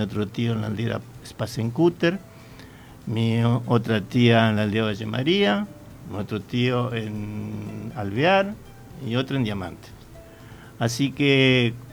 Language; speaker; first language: Spanish; native; Spanish